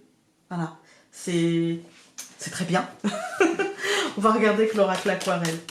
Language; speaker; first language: French; native; French